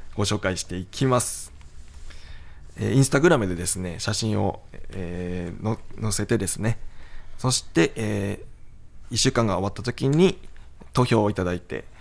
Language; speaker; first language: Japanese; native; Japanese